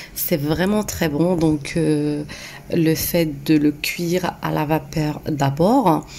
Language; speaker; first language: French; non-native, local second language; Arabic